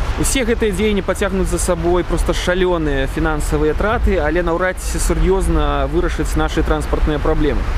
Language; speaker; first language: Belarusian; non-native, local second language; Russian